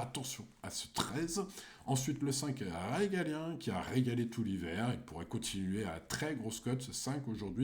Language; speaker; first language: French; native; French